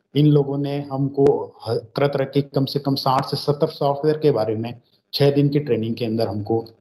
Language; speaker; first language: Hindi; native; Hindi